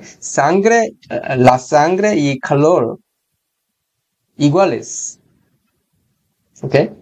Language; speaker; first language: Spanish; non-native, learner; Korean